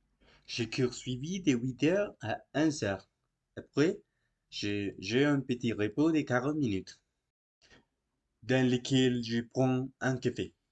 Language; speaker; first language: French; non-native, learner; Spanish